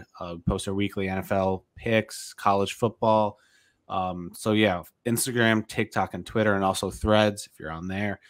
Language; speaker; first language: English; native; English